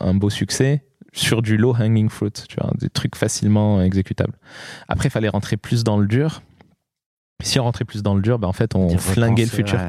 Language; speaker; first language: French; non-native, local second language; Arabic